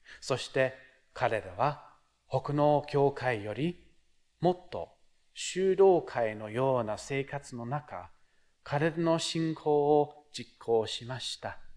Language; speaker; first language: Japanese; non-native, fluent; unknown